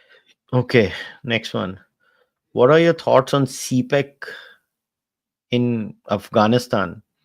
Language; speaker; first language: English; non-native, local second language; Hindi